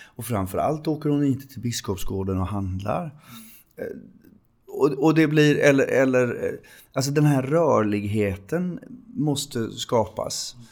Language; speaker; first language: Swedish; native; Swedish